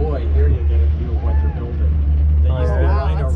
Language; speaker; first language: English; native; English